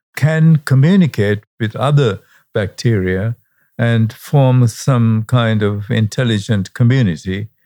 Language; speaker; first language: English; non-native, local second language; Sinhala